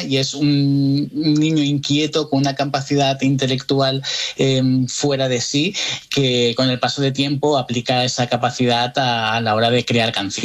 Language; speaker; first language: Spanish; native; Spanish